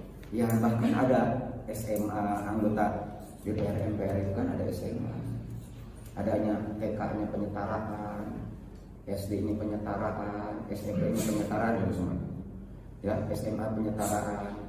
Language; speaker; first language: Indonesian; native; Indonesian